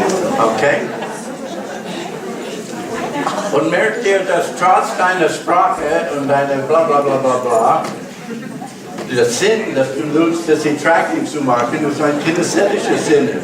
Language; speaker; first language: German; non-native, learner; English